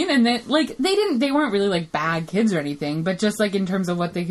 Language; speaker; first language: English; native; English